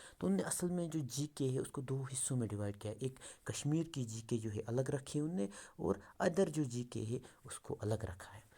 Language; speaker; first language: Urdu; non-native, local second language; Kashmiri